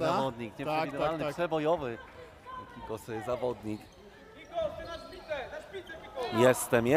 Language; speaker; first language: Polish; native; Polish